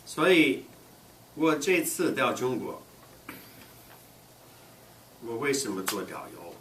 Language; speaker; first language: Chinese; non-native, fluent; English